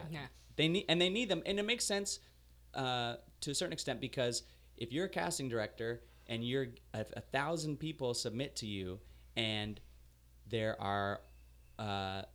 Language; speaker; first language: English; native; English